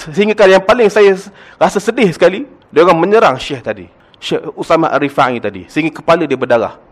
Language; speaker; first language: Malay; native; Malay